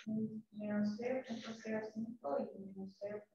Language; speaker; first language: Spanish; native; Spanish